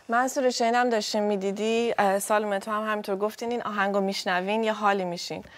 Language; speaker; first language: Persian; native; Persian